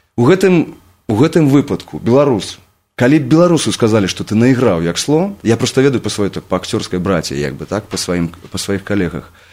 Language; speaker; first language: Belarusian; non-native, local second language; Russian